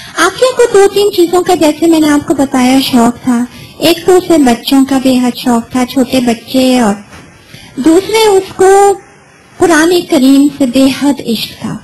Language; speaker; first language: Urdu; native; Urdu